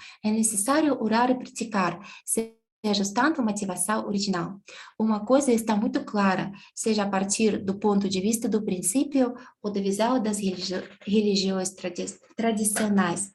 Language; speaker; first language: Portuguese; non-native, fluent; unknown